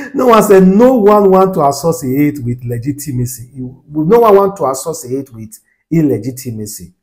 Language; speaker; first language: English; non-native, local second language; Yoruba